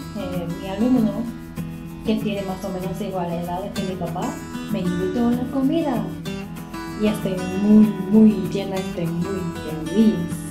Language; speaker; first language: Spanish; non-native, fluent; Japanese